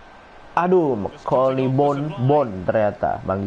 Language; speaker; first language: Indonesian; native; Indonesian